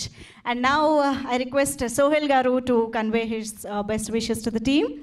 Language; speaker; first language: Telugu; native; Telugu